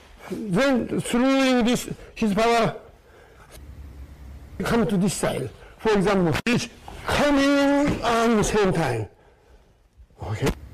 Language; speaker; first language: English; non-native, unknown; Japanese